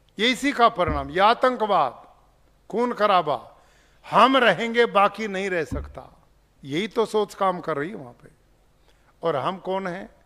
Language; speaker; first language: Hindi; native; Hindi